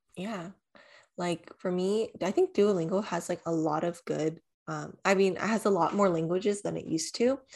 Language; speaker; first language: English; early bilingual, other home language; Vietnamese